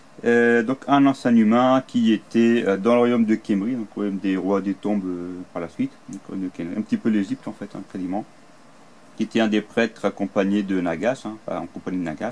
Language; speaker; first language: French; native; French